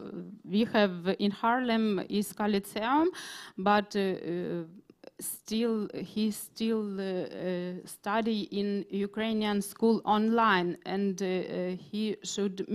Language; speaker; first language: English; non-native, learner; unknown